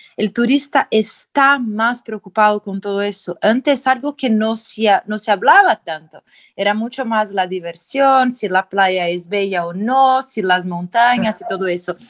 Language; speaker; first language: Spanish; non-native, fluent; Portuguese